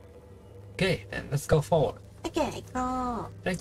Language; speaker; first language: English; non-native, learner; Japanese